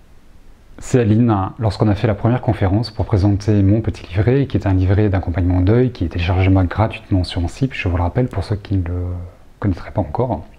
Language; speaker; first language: French; native; French